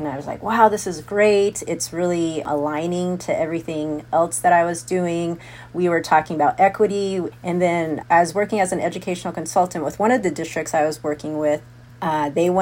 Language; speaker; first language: English; native; English